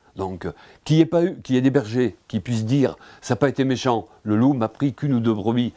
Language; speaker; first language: French; native; French